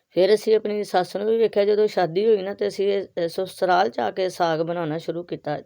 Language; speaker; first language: Punjabi; non-native, local second language; Urdu